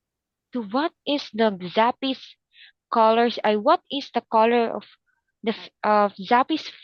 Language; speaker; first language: English; non-native, local second language; Filipino